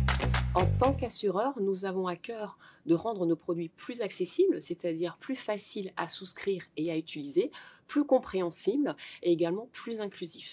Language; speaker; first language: French; native; French